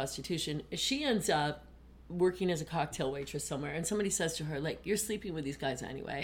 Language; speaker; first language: English; native; English